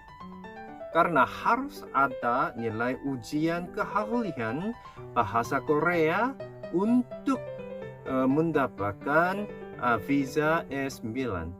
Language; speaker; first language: Indonesian; non-native, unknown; Korean